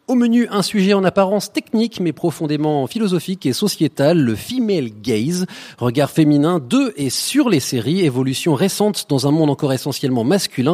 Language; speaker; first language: French; native; French